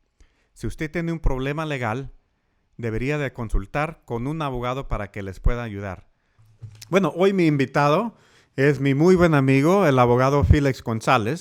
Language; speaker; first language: Spanish; early bilingual, heritage; Spanish